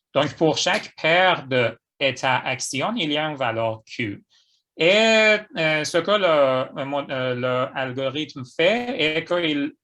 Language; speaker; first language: French; non-native, fluent; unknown